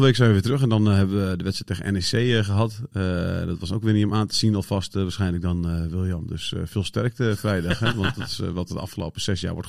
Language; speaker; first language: Dutch; native; Dutch